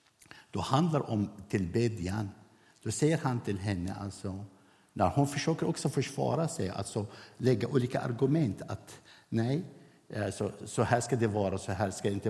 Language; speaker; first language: Swedish; non-native, fluent; Arabic